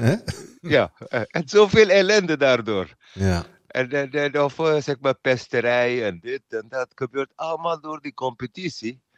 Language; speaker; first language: Dutch; non-native, learner; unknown